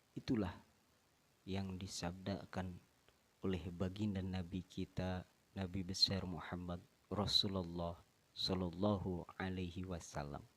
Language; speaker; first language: Indonesian; non-native, local second language; Sundanese